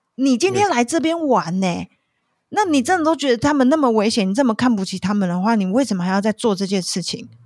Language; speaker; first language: Chinese; native; Chinese